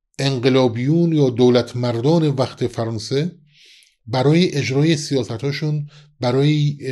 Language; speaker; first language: Persian; non-native, local second language; Kurdish